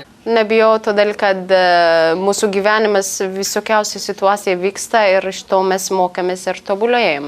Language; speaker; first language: Lithuanian; non-native, learner; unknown